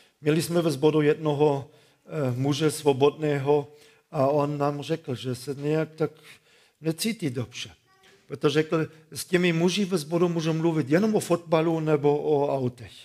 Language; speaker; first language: Czech; non-native, fluent; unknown